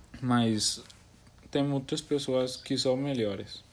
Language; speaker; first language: Portuguese; non-native, learner; Spanish